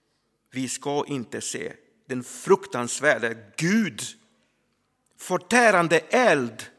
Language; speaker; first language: Swedish; non-native, fluent; Croatian